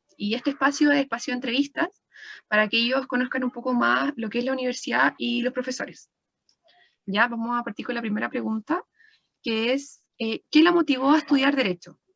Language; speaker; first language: Spanish; native; Spanish